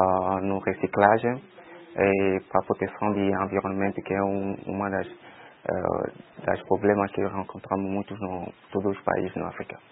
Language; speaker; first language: Portuguese; non-native, local second language; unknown